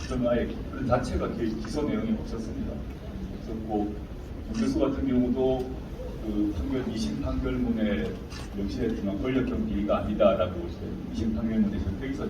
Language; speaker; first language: Korean; native; Korean